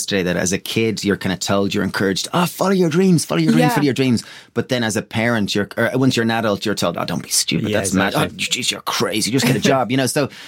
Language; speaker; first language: English; native; English